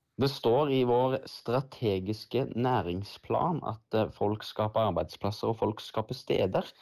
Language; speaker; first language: Norwegian; native; Norwegian